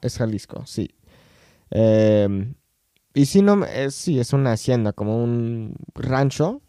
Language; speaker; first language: Spanish; non-native, fluent; English